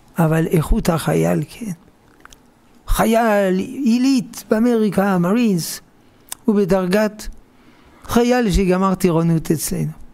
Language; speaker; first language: Hebrew; non-native, fluent; French